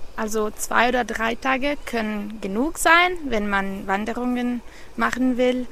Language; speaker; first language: German; non-native, fluent; Italian